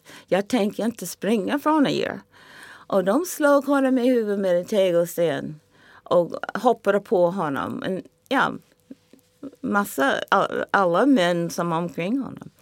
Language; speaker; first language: Swedish; non-native, fluent; English